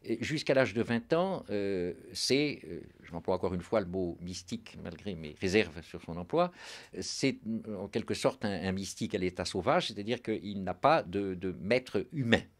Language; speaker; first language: French; native; French